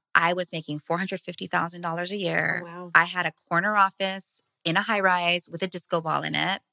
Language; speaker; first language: English; native; English